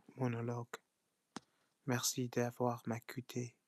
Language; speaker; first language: French; non-native, learner; English